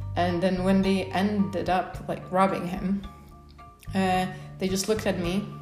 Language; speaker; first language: English; non-native, fluent; Polish